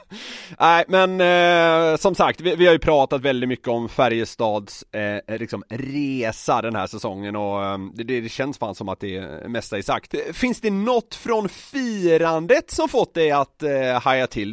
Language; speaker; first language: Swedish; native; Swedish